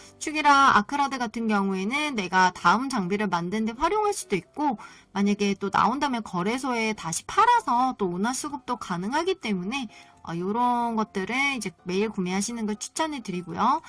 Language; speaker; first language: Korean; native; Korean